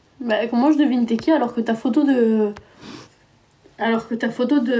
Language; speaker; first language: French; non-native, local second language; Arabic